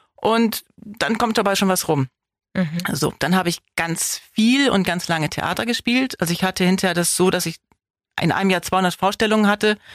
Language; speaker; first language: German; native; German